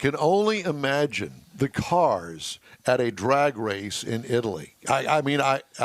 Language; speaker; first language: English; native; English